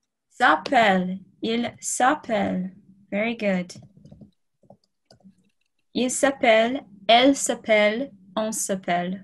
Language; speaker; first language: French; non-native, fluent; English